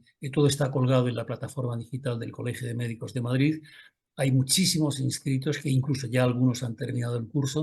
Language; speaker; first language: Spanish; native; Spanish